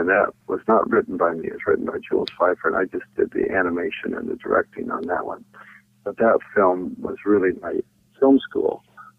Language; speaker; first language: English; native; English